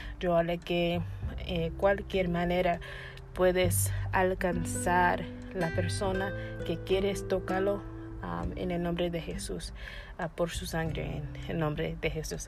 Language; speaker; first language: Spanish; non-native, learner; English